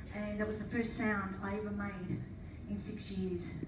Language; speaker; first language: English; native; English